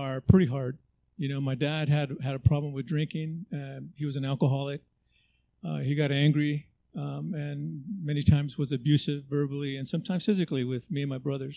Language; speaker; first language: English; native; English